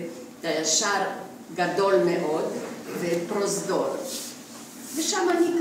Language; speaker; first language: Hebrew; non-native, fluent; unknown